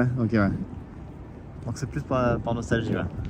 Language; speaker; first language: French; native; French